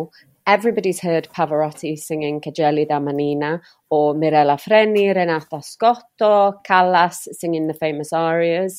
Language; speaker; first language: English; native; English